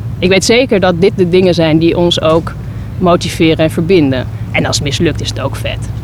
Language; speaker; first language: Dutch; native; Dutch